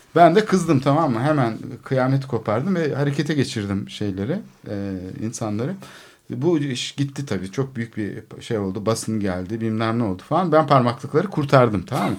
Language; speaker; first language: Turkish; native; Turkish